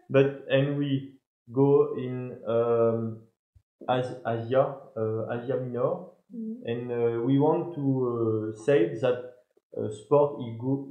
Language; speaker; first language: English; non-native, learner; French